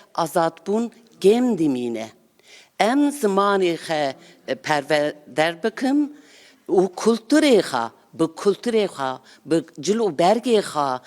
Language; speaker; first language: Kurdish; non-native, local second language; Zaza